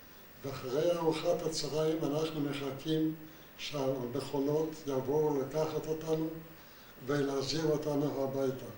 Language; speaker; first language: Hebrew; non-native, fluent; Yiddish